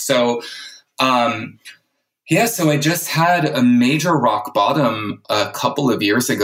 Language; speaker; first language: English; native; English